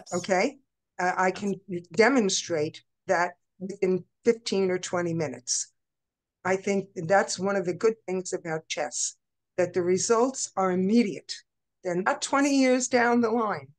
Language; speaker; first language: English; native; English